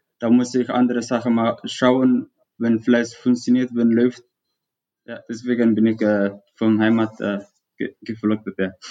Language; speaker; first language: German; non-native, learner; Tigrinya